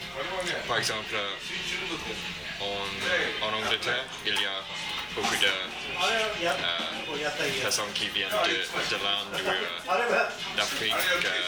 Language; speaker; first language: French; non-native, learner; English